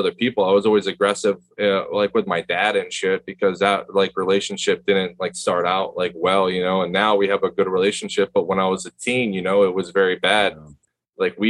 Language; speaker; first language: English; native; English